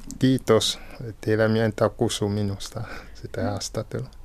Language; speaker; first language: Finnish; non-native, learner; French